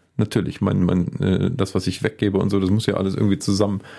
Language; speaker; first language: German; native; German